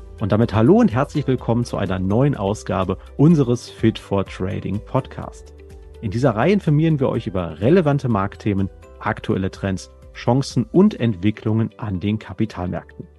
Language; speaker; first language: German; native; German